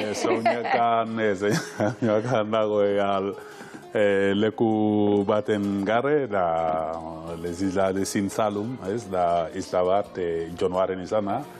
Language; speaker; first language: Basque; non-native, learner; Wolof